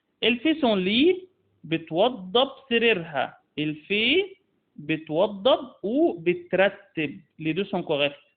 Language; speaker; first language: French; non-native, fluent; Arabic